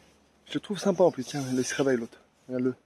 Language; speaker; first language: French; native; French